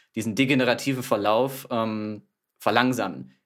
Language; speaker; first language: German; native; German